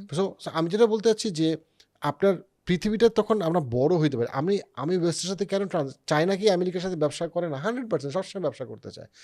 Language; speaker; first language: Bangla; native; Bangla